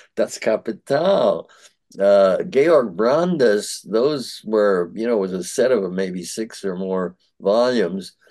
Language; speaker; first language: English; early bilingual, other home language; Yiddish